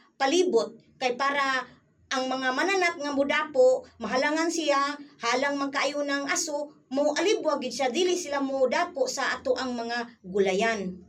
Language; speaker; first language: Cebuano; native; Cebuano